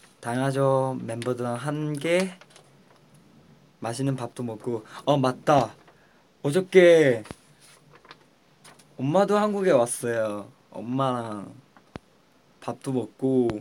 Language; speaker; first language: Korean; non-native, fluent; Chinese